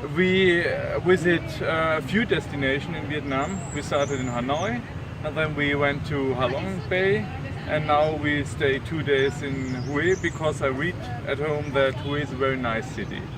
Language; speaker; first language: English; non-native, learner; German